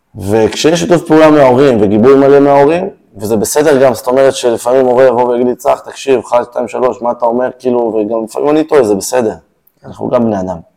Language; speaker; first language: Hebrew; native; Hebrew